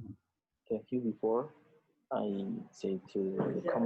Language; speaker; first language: English; non-native, learner; Indonesian